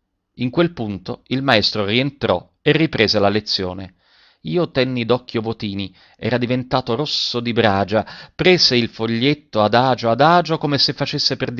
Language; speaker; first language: Italian; native; Italian